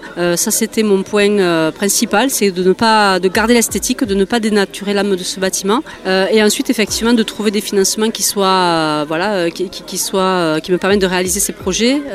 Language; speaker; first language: French; native; French